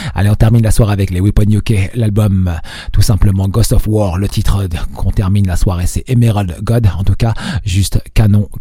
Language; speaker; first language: French; non-native, local second language; Arabic